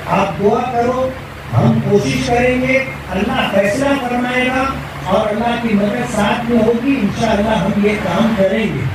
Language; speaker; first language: Urdu; native; Urdu